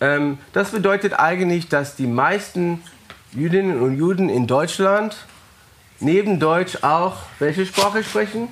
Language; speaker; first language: German; non-native, fluent; English